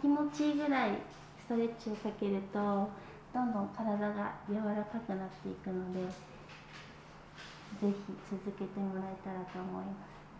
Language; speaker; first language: Japanese; native; Japanese